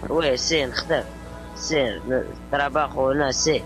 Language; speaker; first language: Spanish; non-native, learner; Arabic